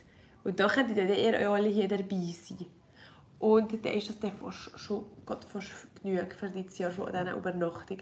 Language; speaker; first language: German; native; German